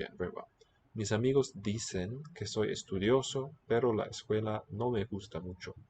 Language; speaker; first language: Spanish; non-native, learner; English